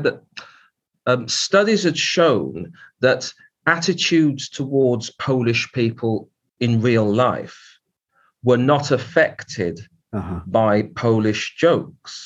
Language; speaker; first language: English; native; English